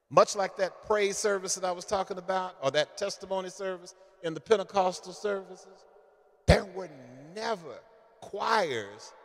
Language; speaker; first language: English; native; English